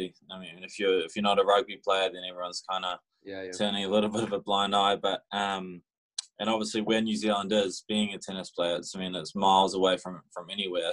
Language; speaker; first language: English; native; English